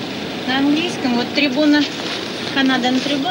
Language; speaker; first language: Russian; native; Russian